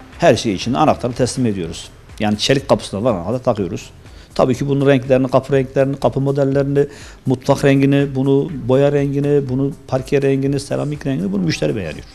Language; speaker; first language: Turkish; native; Turkish